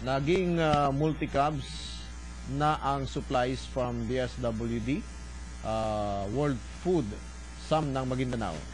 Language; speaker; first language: Filipino; native; Filipino